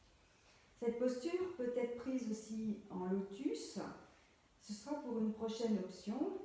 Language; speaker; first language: French; native; French